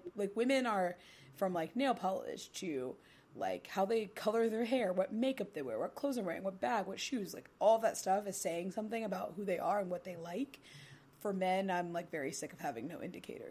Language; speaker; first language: English; native; English